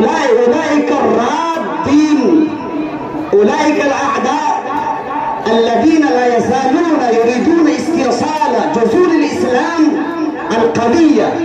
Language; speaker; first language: Arabic; non-native, fluent; Urdu